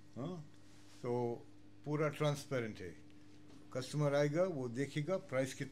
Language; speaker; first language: Hindi; non-native, local second language; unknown